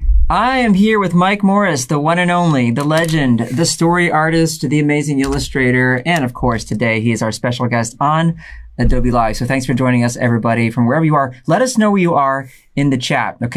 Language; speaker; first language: English; native; English